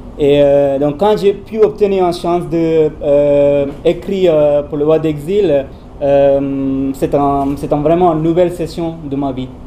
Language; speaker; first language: French; non-native, learner; Tamil